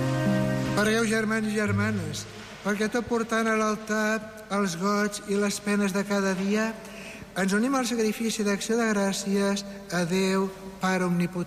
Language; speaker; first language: Catalan; native; Catalan